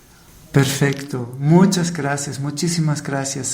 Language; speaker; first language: Spanish; non-native, fluent; German